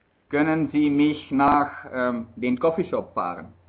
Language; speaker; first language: German; non-native, learner; Dutch